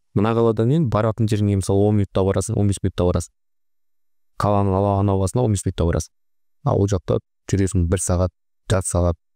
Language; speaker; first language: Kazakh; native; Kazakh